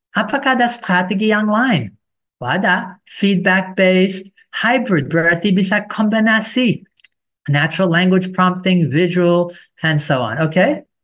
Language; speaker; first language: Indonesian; non-native, fluent; English